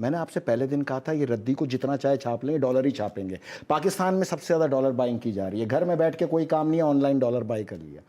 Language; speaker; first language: Urdu; native; Urdu